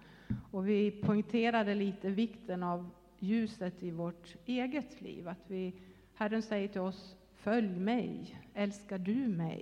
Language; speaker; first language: Swedish; native; Swedish